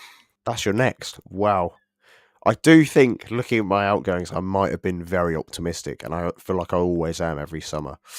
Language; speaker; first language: English; native; English